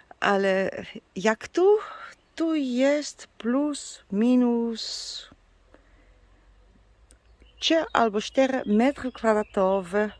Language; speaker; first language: Polish; non-native, learner; Dutch